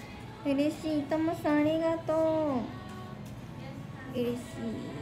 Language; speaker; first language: Japanese; native; Japanese